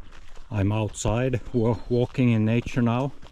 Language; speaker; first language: English; non-native, fluent; Swedish